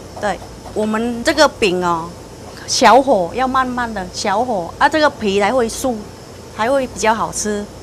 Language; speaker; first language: Chinese; non-native, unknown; Vietnamese